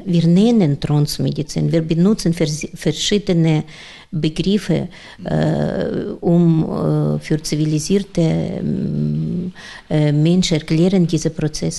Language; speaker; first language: German; non-native, learner; Russian